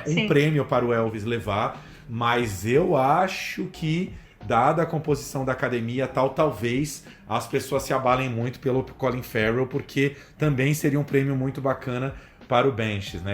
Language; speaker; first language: Portuguese; native; Portuguese